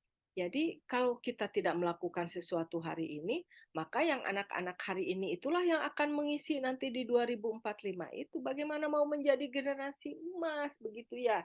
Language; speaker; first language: Indonesian; native; Indonesian